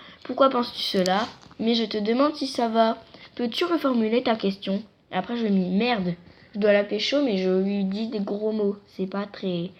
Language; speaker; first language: French; native; French